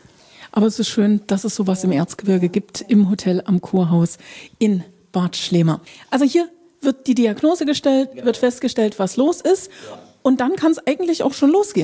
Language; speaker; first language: German; native; German